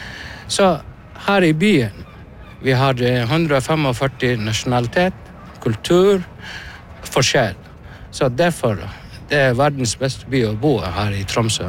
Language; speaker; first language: Norwegian; non-native, learner; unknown